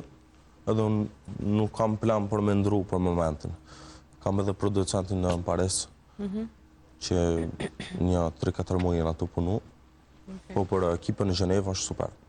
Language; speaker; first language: Albanian; early bilingual, heritage; Albanian